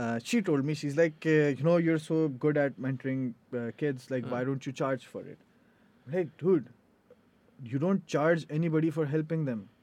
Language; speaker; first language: English; non-native, local second language; Hindi